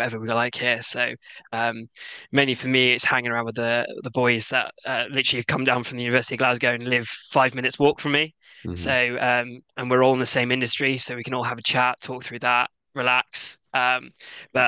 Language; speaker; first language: English; native; English